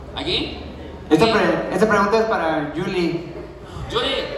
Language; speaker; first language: Spanish; non-native, fluent; French